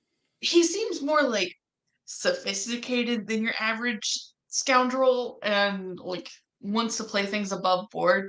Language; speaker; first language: English; native; English